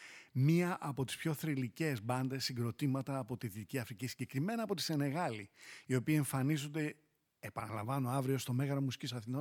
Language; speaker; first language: Greek; native; Greek